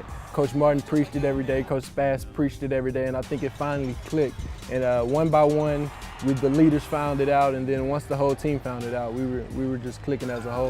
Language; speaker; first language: English; native; English